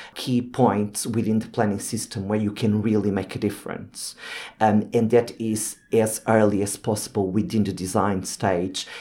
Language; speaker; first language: English; non-native, fluent; Portuguese